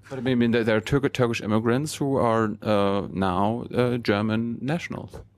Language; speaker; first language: English; non-native, fluent; German